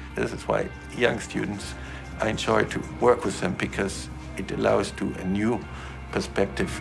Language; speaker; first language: English; non-native, fluent; German